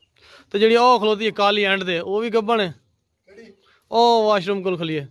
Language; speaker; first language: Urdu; non-native, local second language; Punjabi